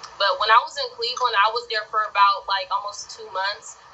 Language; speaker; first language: English; native; English